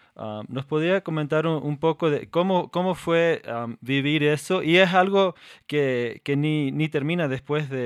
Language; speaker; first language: Spanish; non-native, fluent; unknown